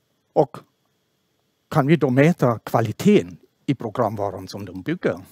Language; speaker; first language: Swedish; non-native, fluent; German